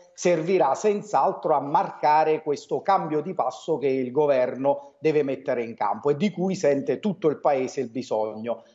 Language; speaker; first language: Italian; native; Italian